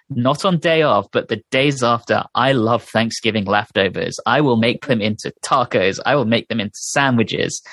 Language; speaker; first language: English; native; English